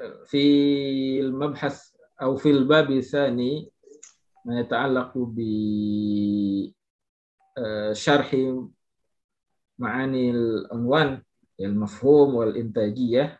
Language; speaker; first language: Arabic; non-native, fluent; Indonesian